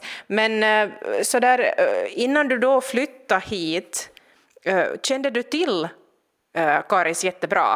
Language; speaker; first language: Swedish; native; Swedish